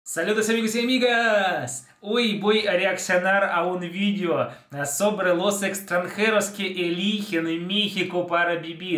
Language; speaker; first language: Spanish; non-native, fluent; Russian